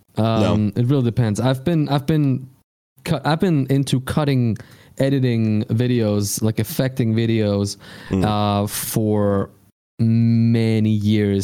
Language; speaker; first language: English; non-native, fluent; Swiss German